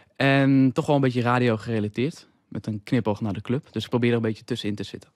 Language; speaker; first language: Dutch; native; Dutch